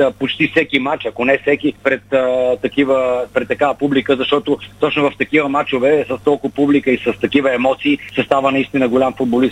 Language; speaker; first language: Bulgarian; native; Bulgarian